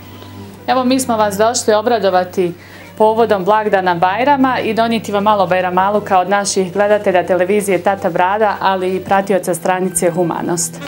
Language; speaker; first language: Serbian; native; Serbian